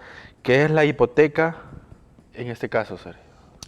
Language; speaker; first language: Spanish; native; Spanish